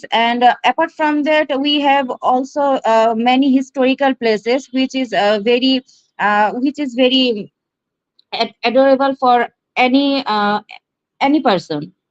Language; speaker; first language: English; non-native, learner; Bangla